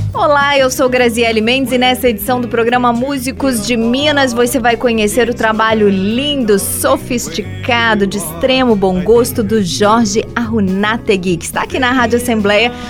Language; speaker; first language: Portuguese; native; Portuguese